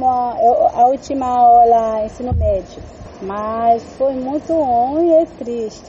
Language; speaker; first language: Portuguese; non-native, learner; Haitian Creole